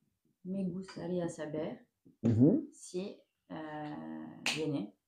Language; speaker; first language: Spanish; non-native, learner; French